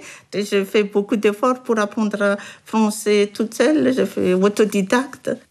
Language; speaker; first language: French; non-native, learner; Malagasy